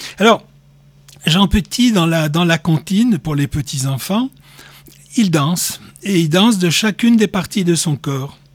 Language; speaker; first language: French; native; French